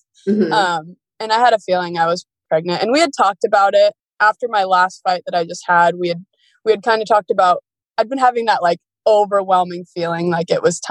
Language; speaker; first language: English; native; English